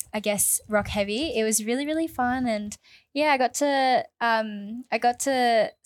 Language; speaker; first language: English; early bilingual, other home language; Filipino